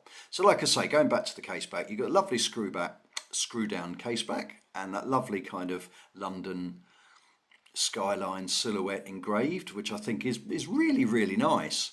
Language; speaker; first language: English; native; English